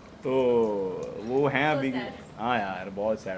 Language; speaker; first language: Hindi; native; Hindi